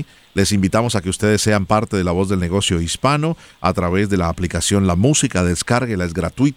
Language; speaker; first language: Spanish; native; Spanish